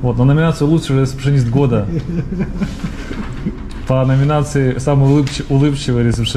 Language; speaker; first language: Russian; native; Russian